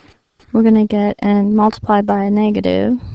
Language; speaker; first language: English; native; English